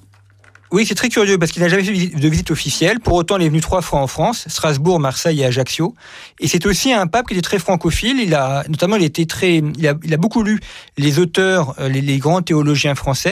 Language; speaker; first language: French; native; French